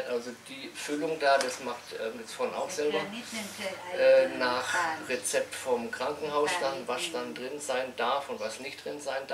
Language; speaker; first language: German; native; German